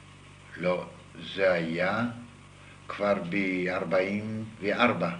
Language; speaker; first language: Hebrew; non-native, fluent; Yiddish